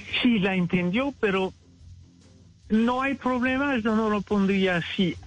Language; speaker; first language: Spanish; non-native, fluent; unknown